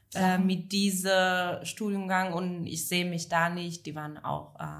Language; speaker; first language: German; non-native, fluent; Italian